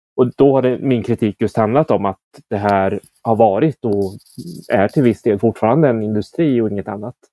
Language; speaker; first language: Swedish; native; Swedish